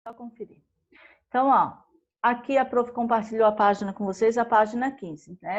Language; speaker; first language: Portuguese; native; Portuguese